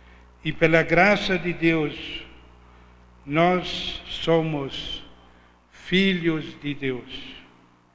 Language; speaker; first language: Portuguese; non-native, fluent; German